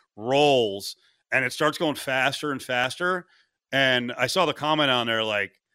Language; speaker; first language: English; native; English